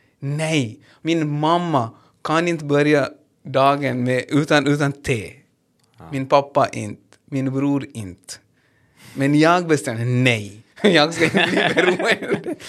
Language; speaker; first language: Swedish; non-native, fluent; Hindi